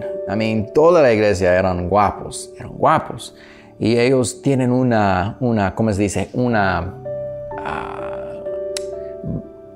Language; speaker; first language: Spanish; non-native, learner; English